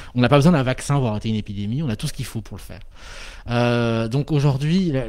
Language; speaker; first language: French; native; French